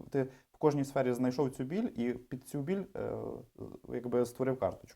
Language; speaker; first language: Ukrainian; native; Ukrainian